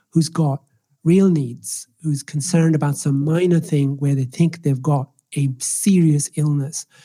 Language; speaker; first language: English; non-native, local second language; Swahili